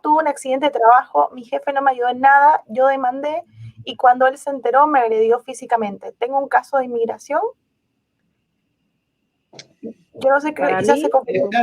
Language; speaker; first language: Spanish; native; Spanish